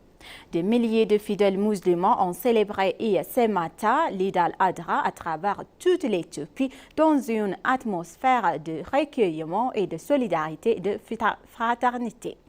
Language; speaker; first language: French; non-native, fluent; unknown